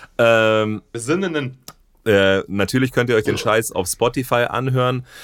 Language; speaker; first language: German; native; German